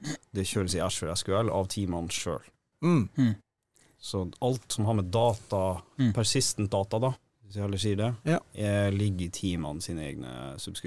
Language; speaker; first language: Norwegian; native; Norwegian